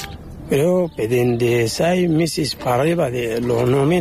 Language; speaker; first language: Spanish; non-native, learner; Arabic